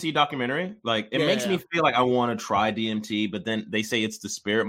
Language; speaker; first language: English; early bilingual, other home language; Yoruba